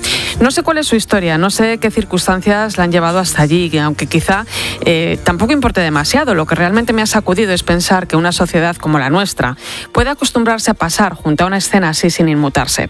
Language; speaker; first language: Spanish; native; Spanish